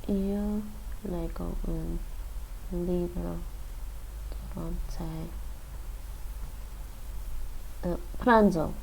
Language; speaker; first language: Italian; non-native, learner; English